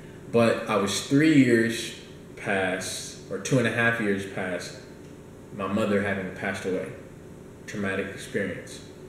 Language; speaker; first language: English; native; English